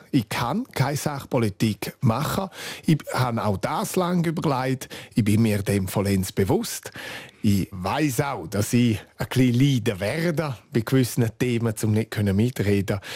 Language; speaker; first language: German; non-native, fluent; Romansh